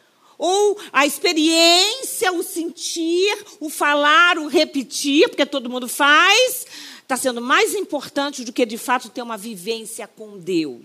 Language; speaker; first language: Portuguese; native; Portuguese